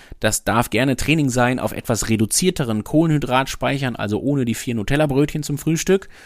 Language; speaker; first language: German; native; German